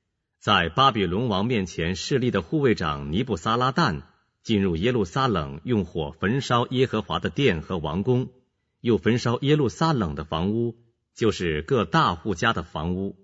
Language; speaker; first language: Chinese; native; Chinese